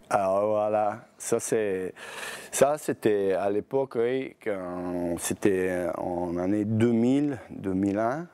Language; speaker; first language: French; non-native, learner; Bosnian